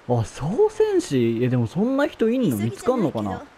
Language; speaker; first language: Japanese; native; Japanese